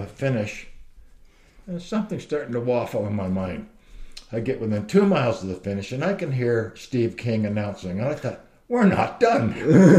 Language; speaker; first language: English; native; English